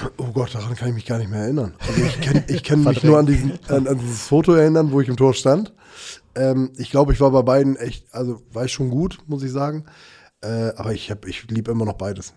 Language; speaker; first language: German; early bilingual, other home language; Turkish